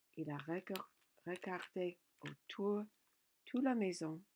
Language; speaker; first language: French; non-native, learner; English